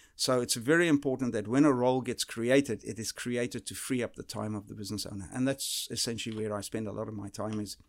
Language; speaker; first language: English; early bilingual, other home language; Dutch